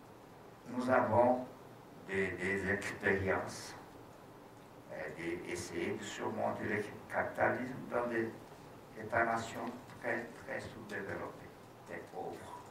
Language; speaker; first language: French; non-native, fluent; Portuguese